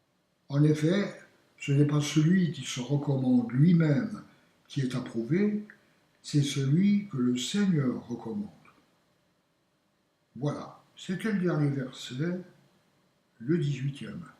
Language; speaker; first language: French; native; French